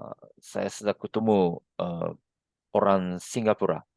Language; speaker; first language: Indonesian; non-native, learner; Japanese